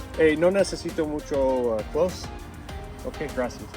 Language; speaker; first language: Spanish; non-native, learner; English